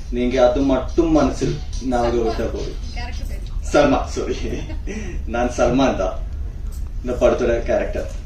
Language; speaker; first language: Tamil; non-native, learner; Malayalam